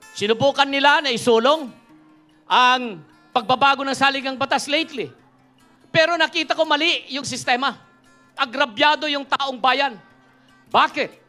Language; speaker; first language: Filipino; non-native, local second language; Iloko